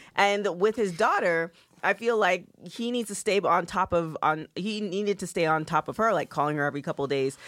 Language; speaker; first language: English; native; English